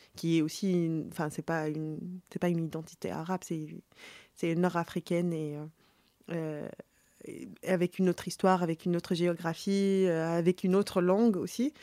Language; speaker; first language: French; non-native, local second language; Arabic